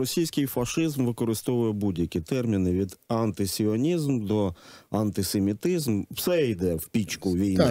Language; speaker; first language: Ukrainian; native; Ukrainian